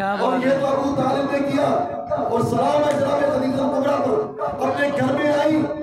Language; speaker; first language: Urdu; non-native, local second language; Sindhi